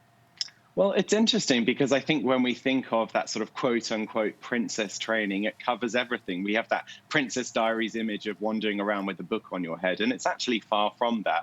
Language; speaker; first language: English; native; English